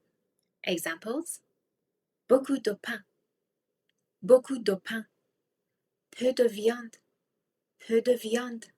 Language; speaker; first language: French; non-native, fluent; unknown